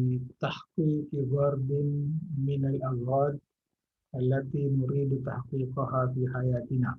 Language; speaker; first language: Arabic; non-native, fluent; Indonesian